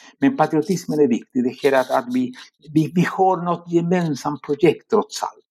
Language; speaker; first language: Swedish; non-native, fluent; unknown